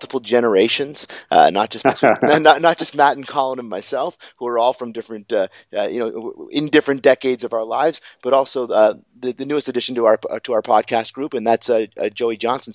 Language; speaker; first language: English; native; English